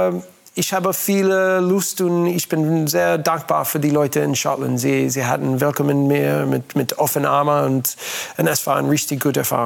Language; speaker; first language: German; non-native, learner; English